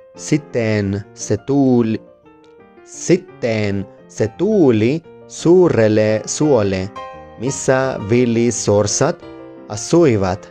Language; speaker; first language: Finnish; non-native, learner; Spanish